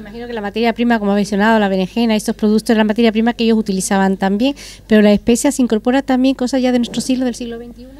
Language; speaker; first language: Spanish; native; Spanish